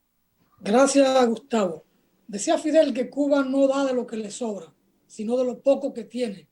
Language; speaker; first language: Spanish; native; Spanish